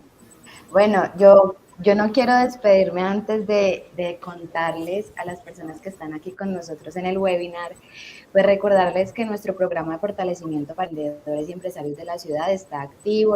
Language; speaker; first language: Spanish; native; Spanish